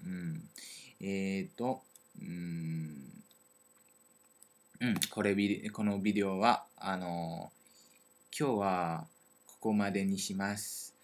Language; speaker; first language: Japanese; non-native, learner; French